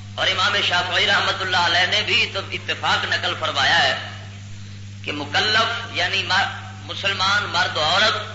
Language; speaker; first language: Urdu; non-native, local second language; Punjabi